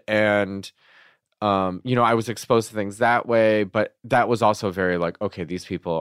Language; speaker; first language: English; native; English